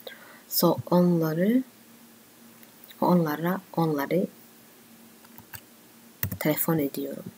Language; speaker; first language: Turkish; non-native, learner; Somali